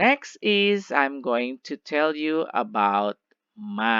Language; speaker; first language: English; non-native, learner; Indonesian